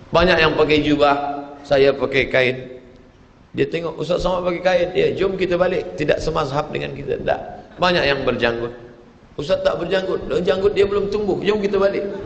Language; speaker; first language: Malay; native; Malay